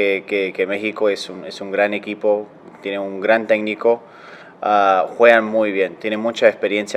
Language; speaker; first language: Spanish; early bilingual, heritage; Spanish